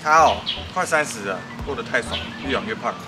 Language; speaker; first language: Chinese; native; Chinese